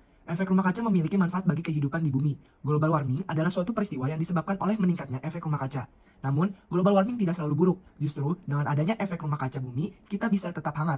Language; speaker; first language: Indonesian; native; Indonesian